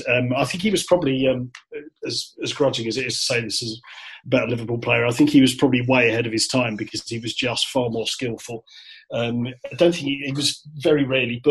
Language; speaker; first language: English; native; English